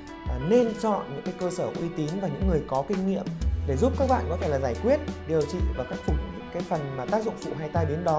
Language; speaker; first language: Vietnamese; native; Vietnamese